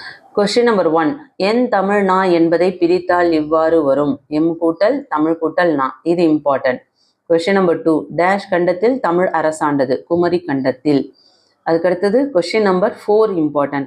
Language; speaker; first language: Tamil; native; Tamil